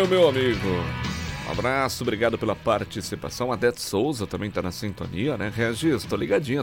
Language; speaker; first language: Portuguese; native; Portuguese